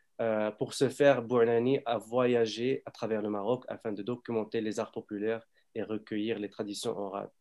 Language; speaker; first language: French; non-native, fluent; Arabic